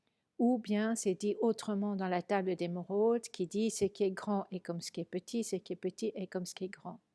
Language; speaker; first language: French; native; French